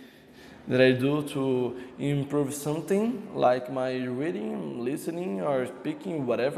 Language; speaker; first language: English; non-native, learner; Portuguese